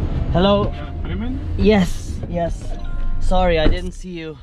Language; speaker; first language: English; non-native, fluent; French